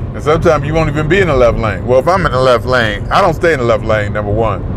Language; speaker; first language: English; native; English